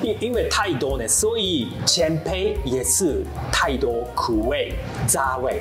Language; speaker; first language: Chinese; non-native, learner; Japanese